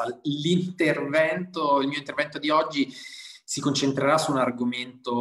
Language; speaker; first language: Italian; native; Italian